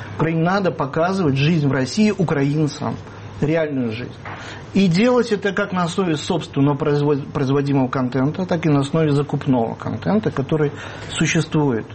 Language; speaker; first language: Russian; native; Russian